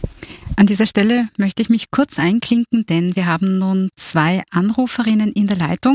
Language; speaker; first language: German; native; German